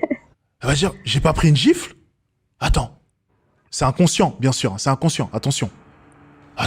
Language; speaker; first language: French; native; French